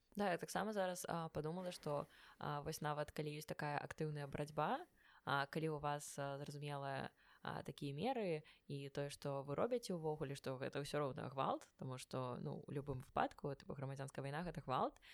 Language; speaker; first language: Belarusian; non-native, local second language; Russian